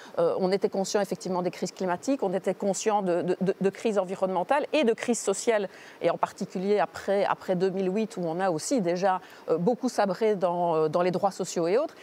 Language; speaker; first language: French; native; French